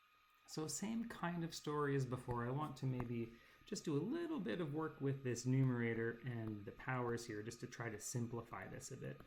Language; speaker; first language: English; native; English